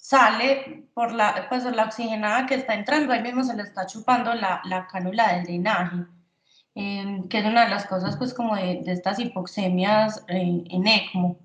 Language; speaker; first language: Spanish; native; Spanish